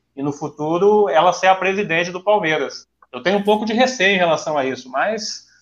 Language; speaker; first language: Portuguese; native; Portuguese